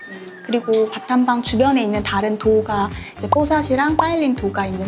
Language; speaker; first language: Korean; native; Korean